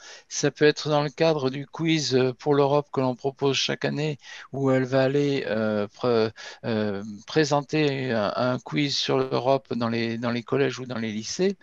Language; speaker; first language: French; native; French